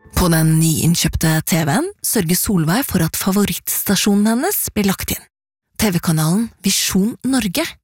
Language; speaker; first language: Norwegian; native; Norwegian